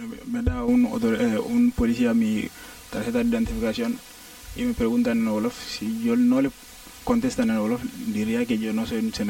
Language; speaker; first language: Spanish; non-native, learner; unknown